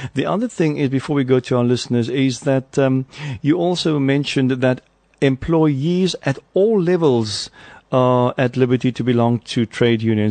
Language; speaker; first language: English; non-native, local second language; Afrikaans